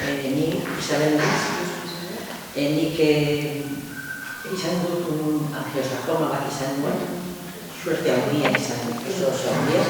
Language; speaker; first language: Basque; non-native, learner; Spanish